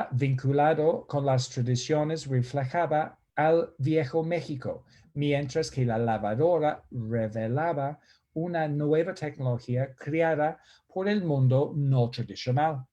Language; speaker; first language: Spanish; non-native, fluent; English